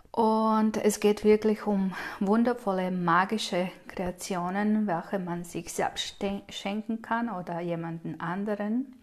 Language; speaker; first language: German; non-native, fluent; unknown